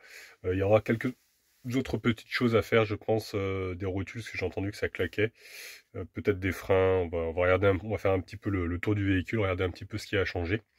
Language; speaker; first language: French; native; French